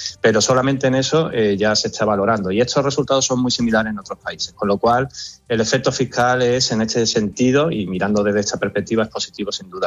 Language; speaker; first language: Spanish; native; Spanish